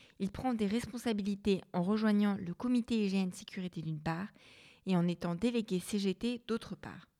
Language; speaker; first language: French; native; French